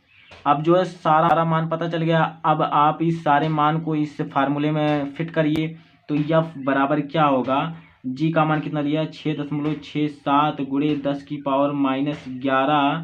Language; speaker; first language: Hindi; native; Hindi